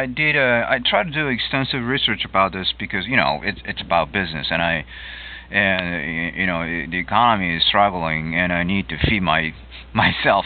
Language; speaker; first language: English; non-native, fluent; Japanese